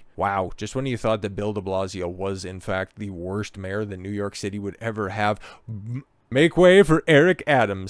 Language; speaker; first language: English; native; English